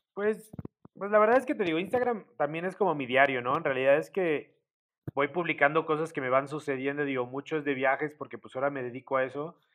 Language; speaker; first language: Spanish; native; Spanish